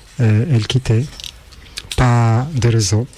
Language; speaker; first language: French; non-native, learner; Albanian